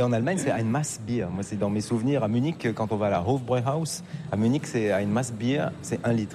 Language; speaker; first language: French; native; French